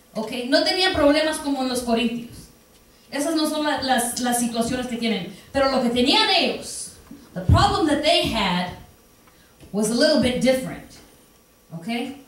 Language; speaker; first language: English; early bilingual, other home language; Spanish